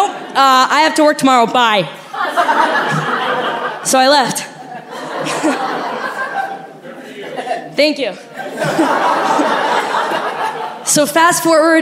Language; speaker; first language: English; non-native, fluent; Spanish